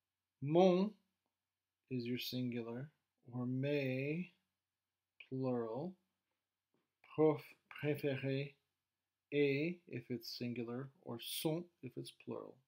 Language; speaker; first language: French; non-native, fluent; English